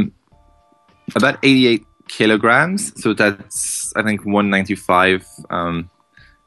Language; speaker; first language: English; native; English